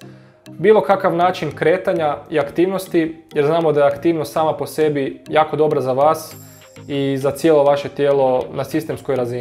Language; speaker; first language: Croatian; native; Croatian